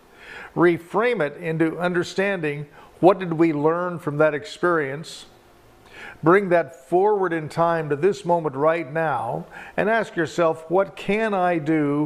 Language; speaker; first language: English; native; English